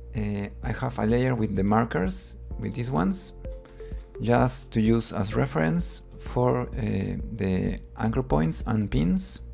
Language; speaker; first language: English; non-native, fluent; Spanish